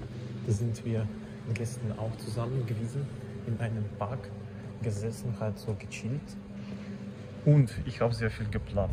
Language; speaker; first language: German; non-native, fluent; Czech